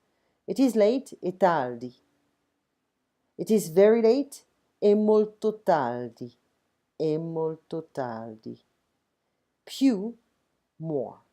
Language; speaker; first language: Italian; non-native, fluent; French